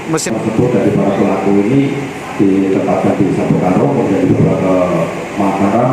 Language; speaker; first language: Indonesian; native; Indonesian